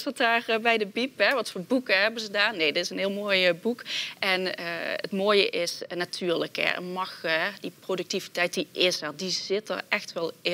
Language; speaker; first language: Dutch; native; Dutch